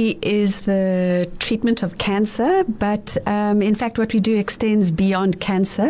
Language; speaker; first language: English; native; English